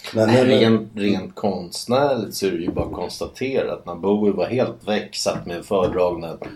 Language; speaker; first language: Swedish; native; Swedish